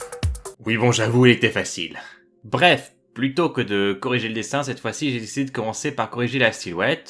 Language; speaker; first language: French; native; French